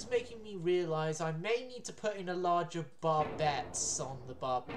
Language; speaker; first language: English; native; English